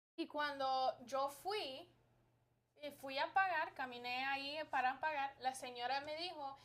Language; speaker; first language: Spanish; early bilingual, other home language; English